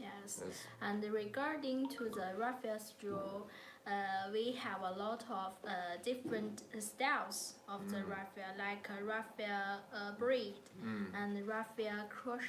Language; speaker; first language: English; non-native, learner; Chinese